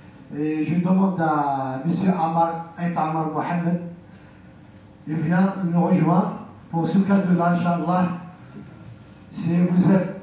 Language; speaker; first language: French; non-native, local second language; Arabic